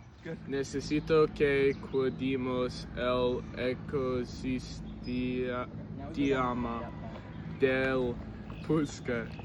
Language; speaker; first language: Spanish; non-native, learner; English